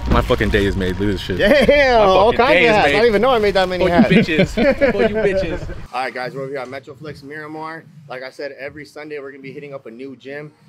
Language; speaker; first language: English; native; English